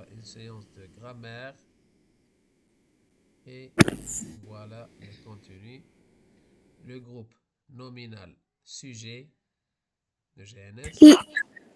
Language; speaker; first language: French; non-native, local second language; Arabic